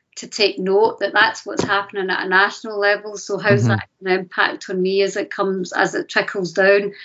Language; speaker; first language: English; native; English